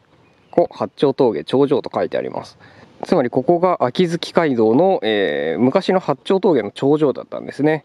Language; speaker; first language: Japanese; native; Japanese